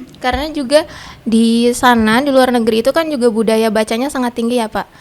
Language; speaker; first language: Indonesian; native; Indonesian